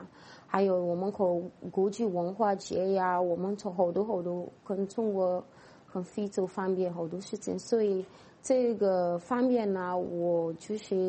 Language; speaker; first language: Chinese; non-native, fluent; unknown